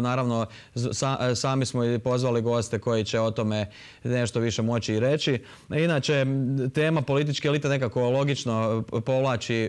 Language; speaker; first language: Croatian; native; Croatian